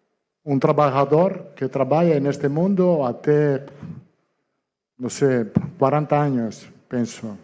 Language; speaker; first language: Portuguese; non-native, fluent; Italian